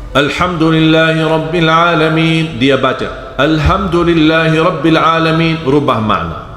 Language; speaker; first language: Malay; non-native, fluent; Arabic